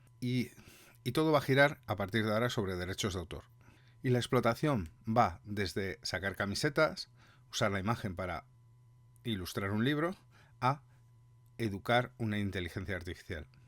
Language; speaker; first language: Spanish; native; Spanish